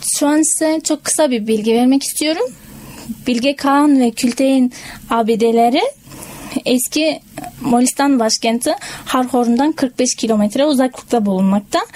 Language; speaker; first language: Turkish; non-native, fluent; Kazakh